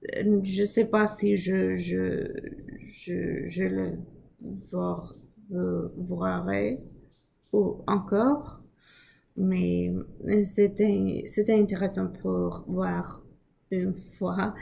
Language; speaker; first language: French; non-native, learner; English